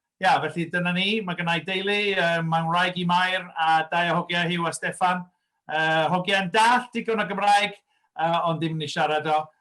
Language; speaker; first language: Welsh; early bilingual, heritage; Welsh